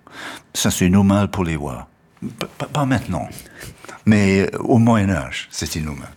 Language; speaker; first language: French; non-native, fluent; English